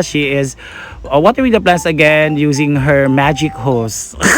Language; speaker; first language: English; non-native, local second language; Filipino